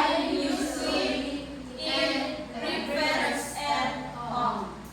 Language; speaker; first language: English; non-native, learner; Indonesian